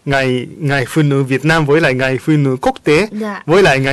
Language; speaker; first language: Vietnamese; non-native, learner; Japanese